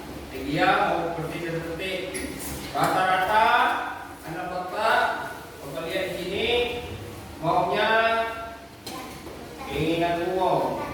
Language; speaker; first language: Indonesian; native; Indonesian